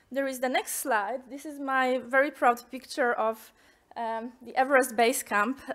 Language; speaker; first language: English; non-native, fluent; Polish